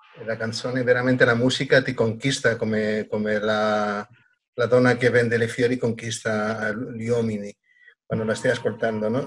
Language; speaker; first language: Italian; non-native, fluent; Spanish